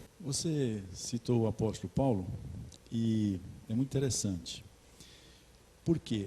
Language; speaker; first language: Portuguese; native; Portuguese